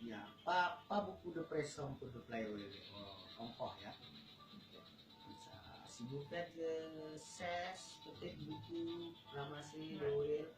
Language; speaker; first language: French; non-native, learner; Indonesian